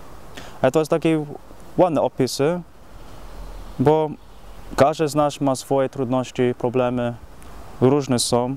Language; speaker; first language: Polish; non-native, fluent; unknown